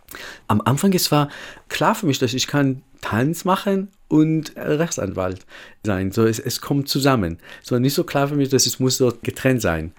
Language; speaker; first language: German; non-native, fluent; Hebrew